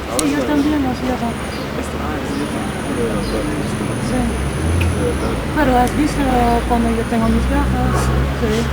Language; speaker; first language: Spanish; non-native, fluent; English